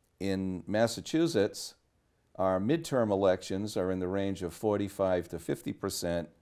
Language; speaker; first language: English; native; English